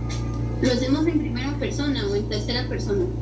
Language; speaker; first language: Spanish; native; Spanish